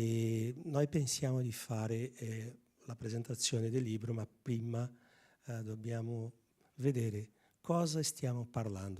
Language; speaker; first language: Italian; non-native, fluent; Portuguese